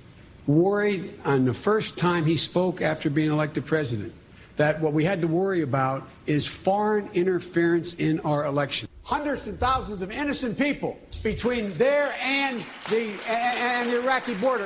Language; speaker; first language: English; native; English